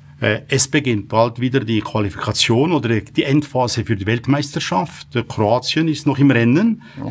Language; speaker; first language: German; native; German